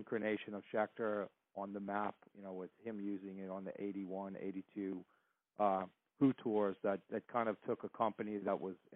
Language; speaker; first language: English; native; English